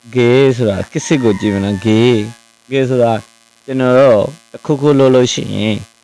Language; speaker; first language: Burmese; non-native, local second language; Rohingya